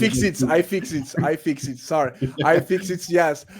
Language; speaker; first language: English; non-native, learner; Portuguese